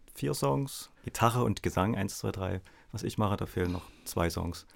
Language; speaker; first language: German; native; German